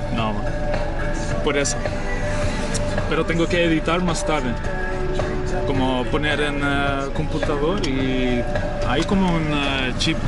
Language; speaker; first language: Spanish; non-native, learner; Dutch